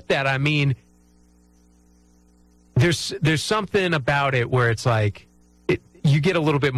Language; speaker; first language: English; native; English